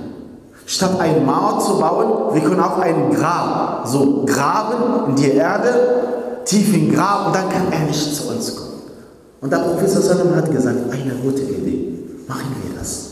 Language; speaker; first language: German; non-native, fluent; Arabic